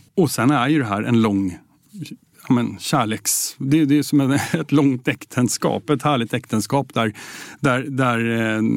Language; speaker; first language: Swedish; native; Swedish